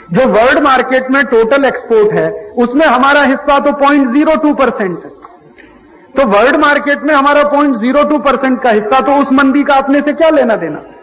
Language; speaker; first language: Hindi; native; Hindi